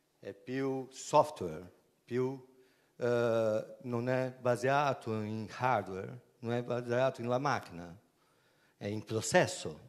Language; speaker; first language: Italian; non-native, learner; Portuguese